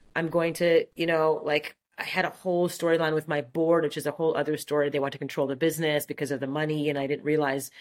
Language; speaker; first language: English; non-native, fluent; French